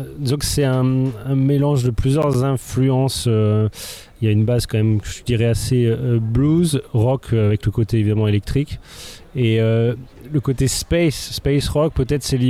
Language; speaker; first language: French; native; French